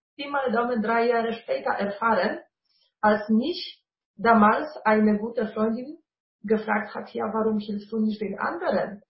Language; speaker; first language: German; non-native, fluent; Polish